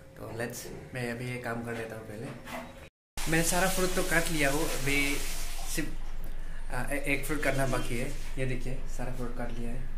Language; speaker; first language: Hindi; non-native, local second language; Assamese